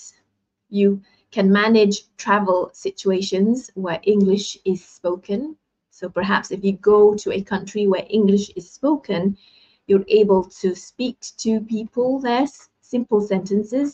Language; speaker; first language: English; non-native, local second language; Malay